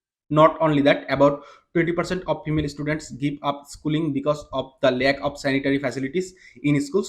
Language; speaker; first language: English; non-native, local second language; Bangla